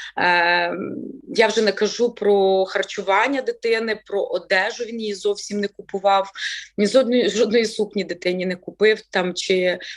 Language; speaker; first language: Ukrainian; native; Ukrainian